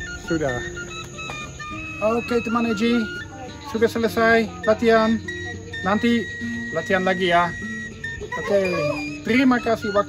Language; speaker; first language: Indonesian; non-native, learner; Dutch